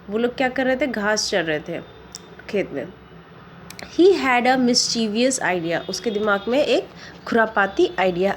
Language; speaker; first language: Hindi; native; Hindi